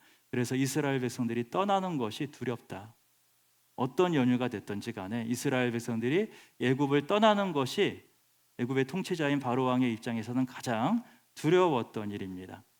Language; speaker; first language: Korean; native; Korean